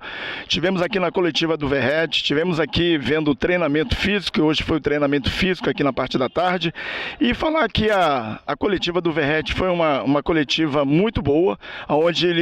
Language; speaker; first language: Portuguese; native; Portuguese